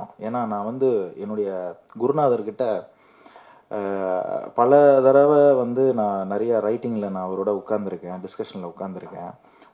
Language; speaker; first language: Tamil; native; Tamil